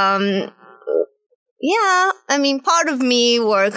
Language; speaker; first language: English; non-native, fluent; Japanese